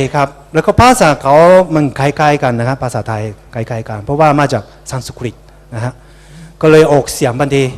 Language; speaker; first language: Thai; non-native, fluent; Japanese